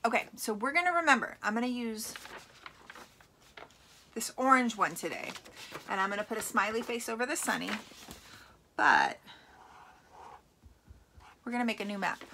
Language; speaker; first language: English; native; English